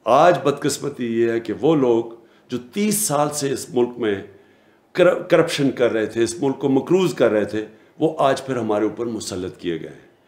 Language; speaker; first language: Urdu; native; Urdu